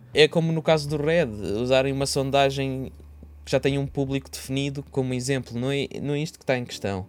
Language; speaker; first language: Portuguese; native; Portuguese